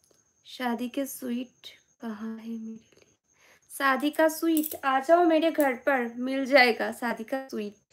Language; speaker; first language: Hindi; non-native, local second language; Bangla